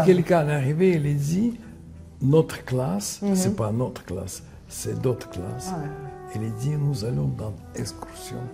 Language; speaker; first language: French; non-native, fluent; Russian